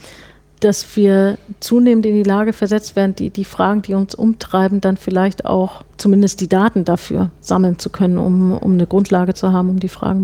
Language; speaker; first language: German; native; German